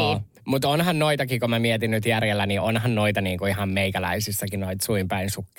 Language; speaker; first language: Finnish; native; Finnish